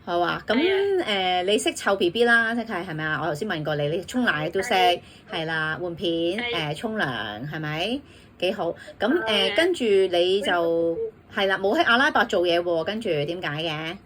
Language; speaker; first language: Cantonese; native; Cantonese